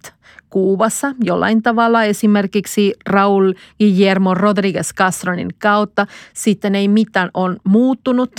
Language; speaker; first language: Finnish; non-native, fluent; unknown